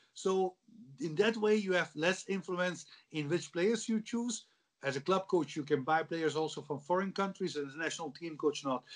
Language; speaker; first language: English; non-native, fluent; Dutch